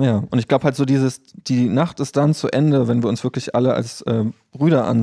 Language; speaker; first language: German; native; German